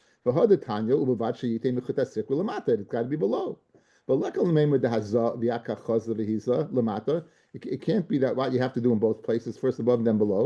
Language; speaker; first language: English; native; English